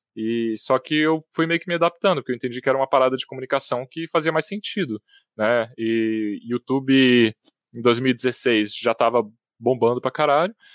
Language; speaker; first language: Portuguese; native; Portuguese